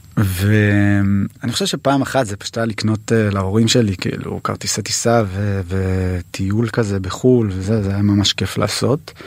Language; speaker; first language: Hebrew; native; Hebrew